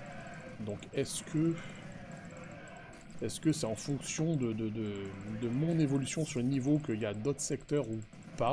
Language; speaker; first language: French; native; French